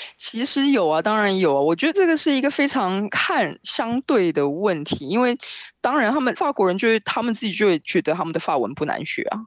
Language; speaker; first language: Chinese; non-native, local second language; Min Nan Chinese